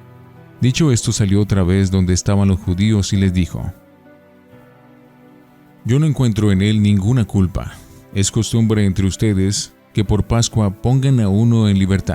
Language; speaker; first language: Spanish; native; Spanish